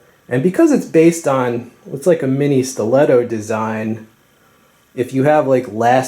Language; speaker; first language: English; native; English